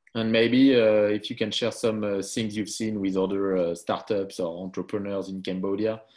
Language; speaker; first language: English; non-native, fluent; French